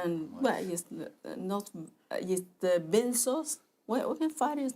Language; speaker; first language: English; non-native, learner; Chinese